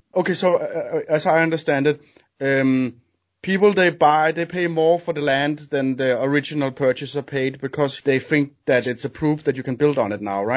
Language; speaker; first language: English; non-native, fluent; Danish